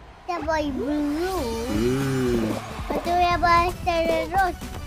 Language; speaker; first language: Italian; early bilingual, heritage; Italian